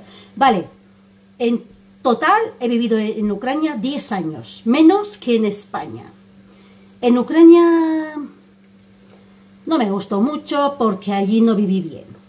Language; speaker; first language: Spanish; non-native, fluent; Armenian